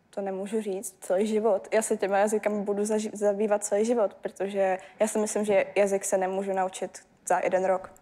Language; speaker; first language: Czech; early bilingual, heritage; German